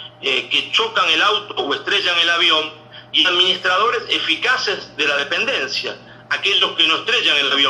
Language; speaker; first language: Spanish; native; Spanish